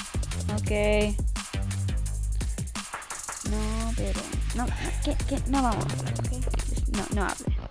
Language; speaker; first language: Spanish; early bilingual, other home language; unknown